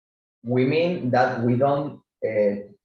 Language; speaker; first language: English; non-native, learner; Spanish